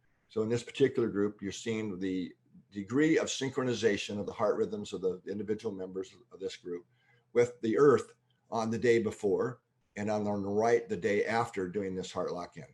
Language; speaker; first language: English; native; English